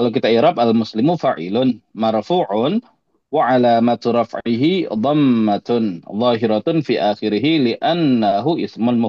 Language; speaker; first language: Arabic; non-native, fluent; Indonesian